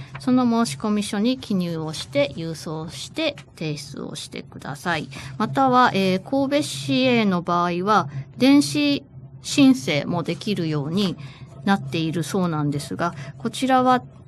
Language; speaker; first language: Japanese; native; Japanese